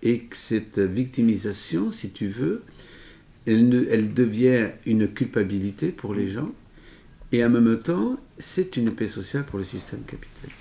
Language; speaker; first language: French; native; French